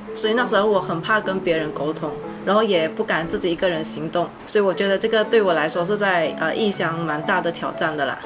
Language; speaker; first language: Chinese; native; Chinese